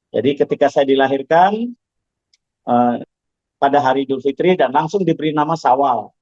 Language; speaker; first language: Indonesian; non-native, local second language; Javanese